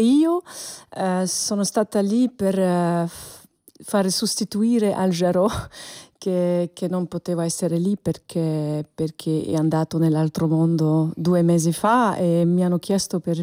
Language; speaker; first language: Italian; non-native, fluent; Albanian